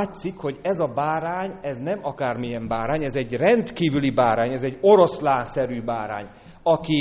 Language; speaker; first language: Hungarian; native; Hungarian